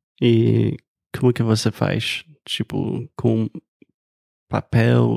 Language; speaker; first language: Portuguese; non-native, fluent; English